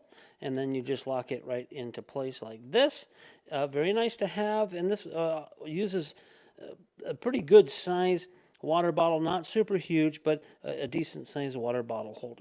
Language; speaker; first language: English; native; English